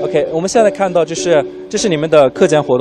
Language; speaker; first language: Chinese; native; Chinese